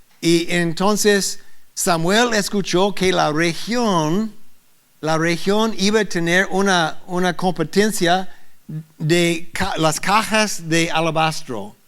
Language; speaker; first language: Spanish; non-native, learner; English